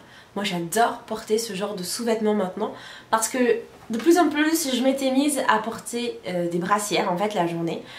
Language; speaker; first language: French; native; French